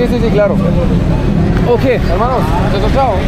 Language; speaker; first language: Spanish; non-native, learner; French